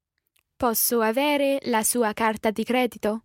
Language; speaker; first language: Italian; non-native, learner; English